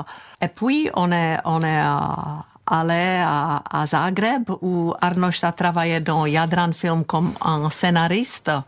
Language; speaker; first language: French; non-native, fluent; Czech